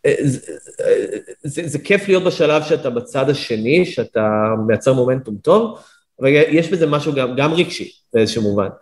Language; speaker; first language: Hebrew; native; Hebrew